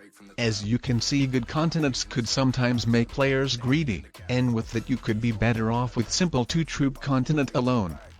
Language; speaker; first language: English; non-native, fluent; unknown